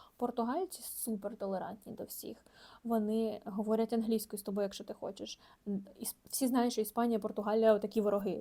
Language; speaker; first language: Ukrainian; native; Ukrainian